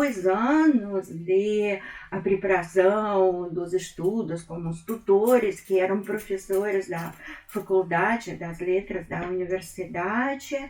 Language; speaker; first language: Portuguese; non-native, fluent; Russian